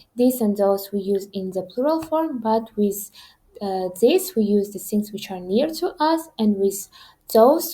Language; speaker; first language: English; non-native, fluent; Kazakh